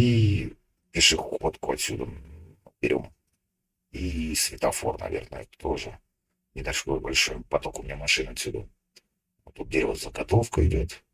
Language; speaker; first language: Russian; native; Russian